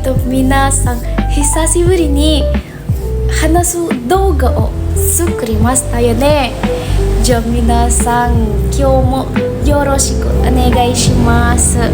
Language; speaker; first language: Japanese; non-native, learner; Indonesian